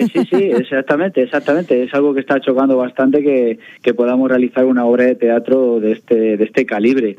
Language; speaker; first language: Spanish; native; Spanish